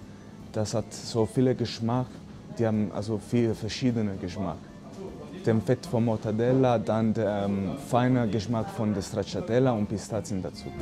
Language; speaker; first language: German; non-native, learner; Italian